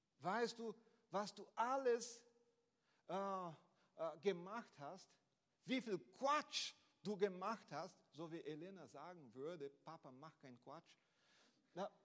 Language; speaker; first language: German; non-native, fluent; Portuguese